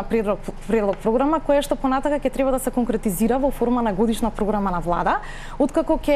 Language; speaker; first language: Macedonian; native; Macedonian